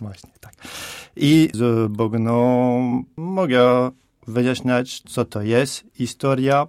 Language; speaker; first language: Polish; non-native, learner; French